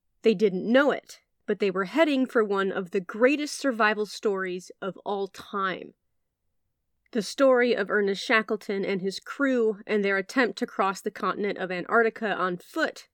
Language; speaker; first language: English; native; English